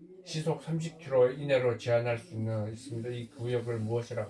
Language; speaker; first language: Korean; native; Korean